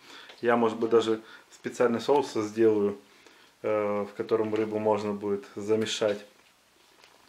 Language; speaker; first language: Russian; native; Russian